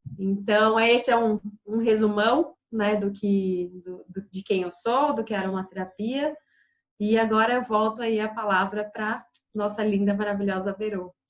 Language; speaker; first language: Portuguese; native; Portuguese